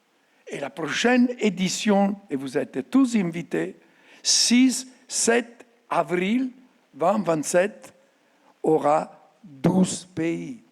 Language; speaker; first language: French; non-native, fluent; Italian